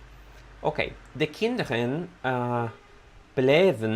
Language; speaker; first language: Dutch; non-native, learner; Italian